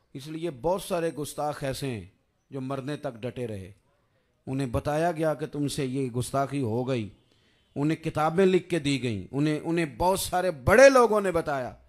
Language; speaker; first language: Urdu; non-native, local second language; Punjabi